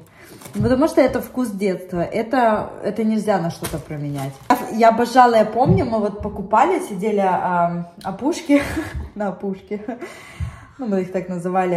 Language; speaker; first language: Russian; native; Russian